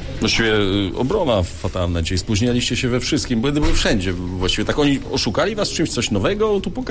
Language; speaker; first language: Polish; native; Polish